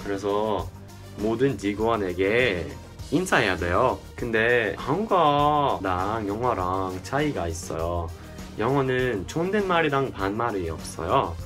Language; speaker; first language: Korean; non-native, fluent; English